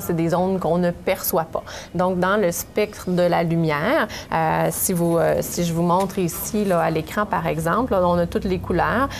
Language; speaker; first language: French; native; French